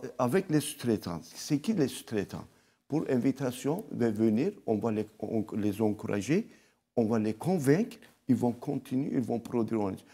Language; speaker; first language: French; non-native, local second language; Arabic